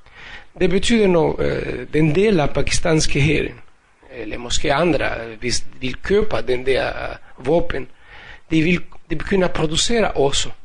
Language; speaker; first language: Danish; non-native, fluent; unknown